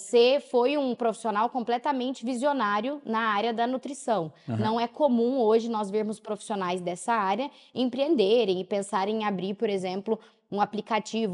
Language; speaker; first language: Portuguese; native; Portuguese